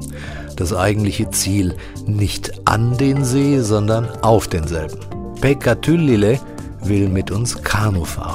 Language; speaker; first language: German; native; German